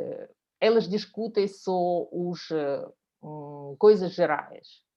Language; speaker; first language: Portuguese; non-native, fluent; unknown